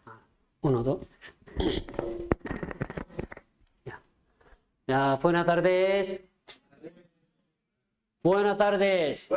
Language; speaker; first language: Spanish; non-native, fluent; Korean